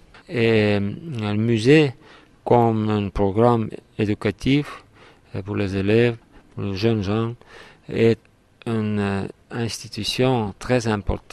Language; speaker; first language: French; non-native, fluent; Estonian